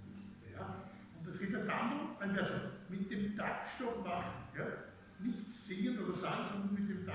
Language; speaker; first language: German; native; German